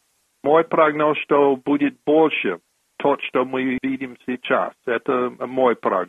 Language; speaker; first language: Russian; non-native, fluent; English